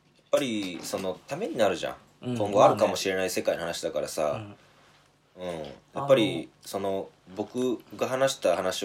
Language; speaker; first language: Japanese; native; Japanese